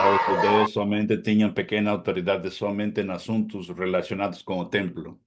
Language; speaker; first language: Portuguese; non-native, fluent; Spanish